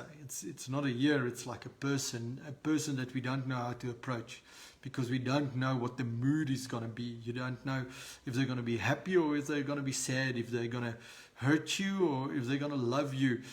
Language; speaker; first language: English; non-native, local second language; Afrikaans